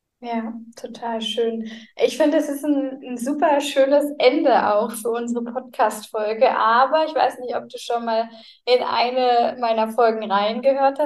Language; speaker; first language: German; native; German